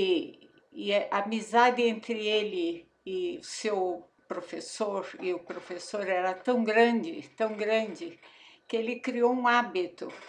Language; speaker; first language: Portuguese; native; Portuguese